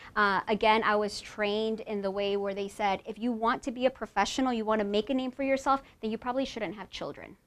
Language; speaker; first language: English; native; English